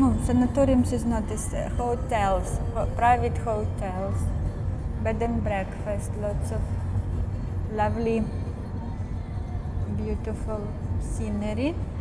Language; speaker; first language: English; non-native, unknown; Russian